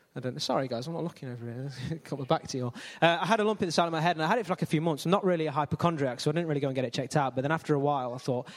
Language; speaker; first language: English; native; English